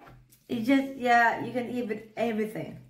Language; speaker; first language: English; non-native, learner; Thai